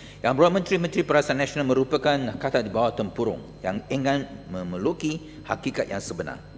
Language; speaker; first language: Malay; non-native, local second language; Chinese